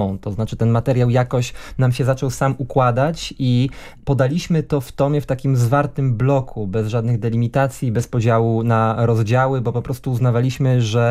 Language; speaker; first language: Polish; native; Polish